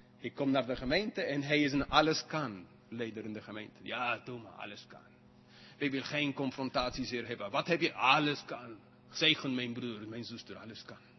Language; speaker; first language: Dutch; non-native, fluent; English